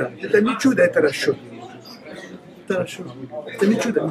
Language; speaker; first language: Russian; non-native, learner; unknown